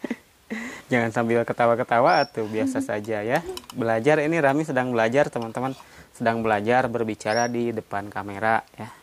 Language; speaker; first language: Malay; non-native, local second language; Sundanese